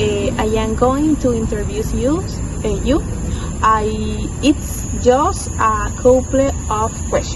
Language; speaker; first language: English; non-native, fluent; Spanish